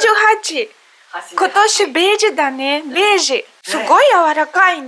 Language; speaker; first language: Japanese; non-native, fluent; Russian